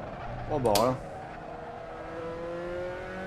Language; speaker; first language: French; native; French